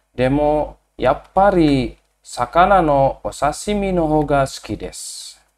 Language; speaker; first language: Japanese; non-native, fluent; Indonesian